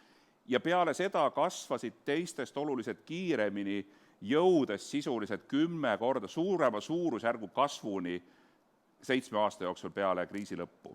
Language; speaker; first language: Estonian; native; Estonian